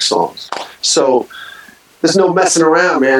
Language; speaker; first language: English; native; English